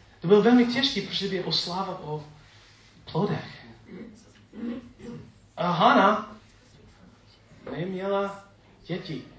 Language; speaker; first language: Czech; non-native, learner; English